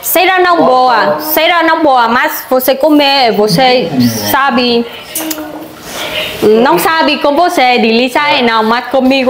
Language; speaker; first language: Portuguese; non-native, learner; Vietnamese